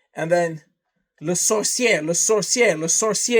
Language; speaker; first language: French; non-native, learner; English